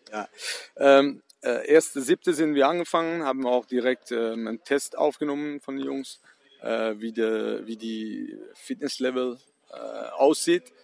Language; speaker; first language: German; non-native, fluent; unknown